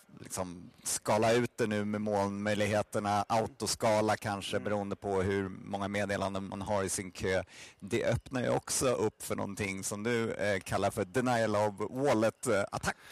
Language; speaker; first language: Swedish; native; Swedish